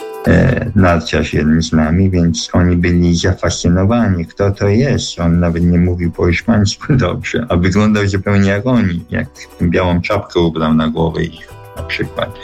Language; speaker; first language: Polish; early bilingual, heritage; Polish